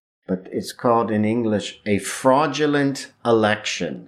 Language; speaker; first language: English; native; English